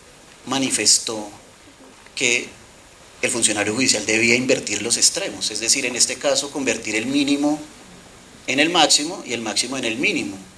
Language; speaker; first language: Spanish; native; Spanish